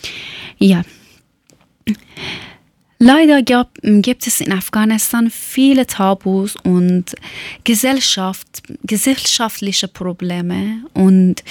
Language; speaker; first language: German; non-native, learner; Persian